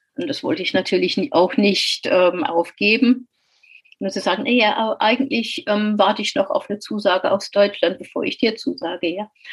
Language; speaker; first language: German; non-native, fluent; English